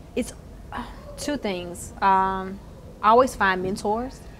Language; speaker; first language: English; native; English